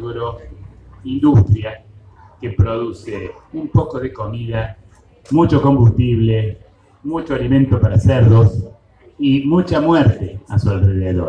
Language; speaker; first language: Spanish; native; Spanish